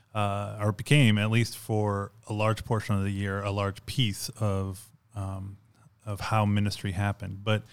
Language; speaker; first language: English; native; English